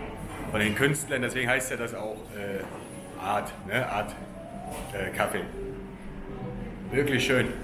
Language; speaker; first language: German; native; German